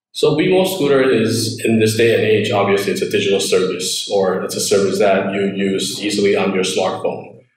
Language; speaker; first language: English; early bilingual, other home language; Chinese